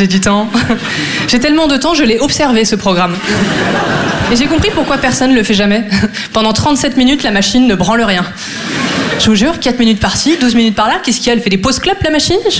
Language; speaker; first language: French; native; French